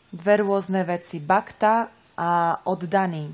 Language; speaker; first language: Slovak; native; Slovak